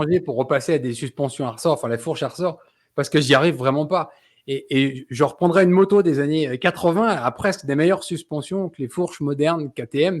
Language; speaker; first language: French; native; French